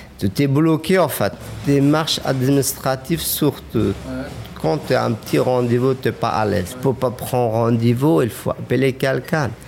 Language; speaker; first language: French; non-native, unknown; Persian